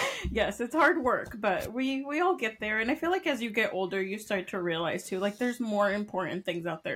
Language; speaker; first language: English; early bilingual, other home language; Spanish